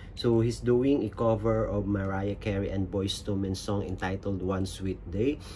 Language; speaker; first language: English; non-native, local second language; Filipino